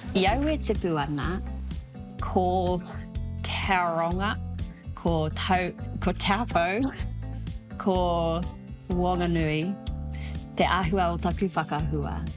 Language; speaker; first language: Māori; non-native, local second language; English